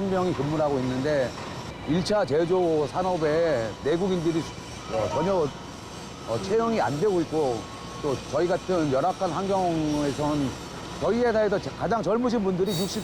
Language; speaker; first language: Korean; native; Korean